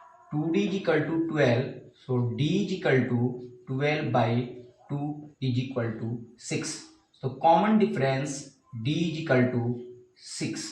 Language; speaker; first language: English; non-native, local second language; Hindi